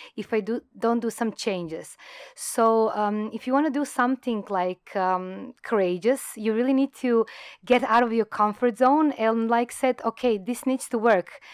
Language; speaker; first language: English; non-native, fluent; Croatian